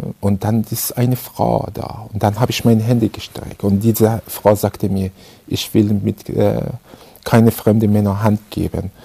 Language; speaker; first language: German; non-native, fluent; Persian